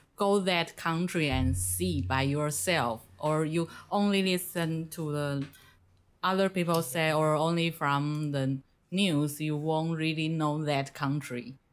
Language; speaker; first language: English; non-native, learner; Chinese